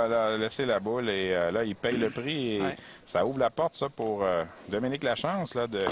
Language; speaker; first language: French; native; French